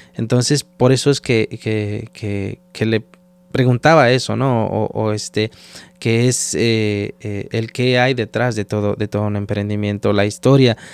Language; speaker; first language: Spanish; native; Spanish